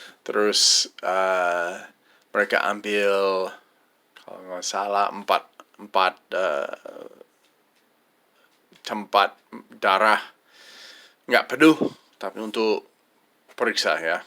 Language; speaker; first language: Indonesian; non-native, fluent; English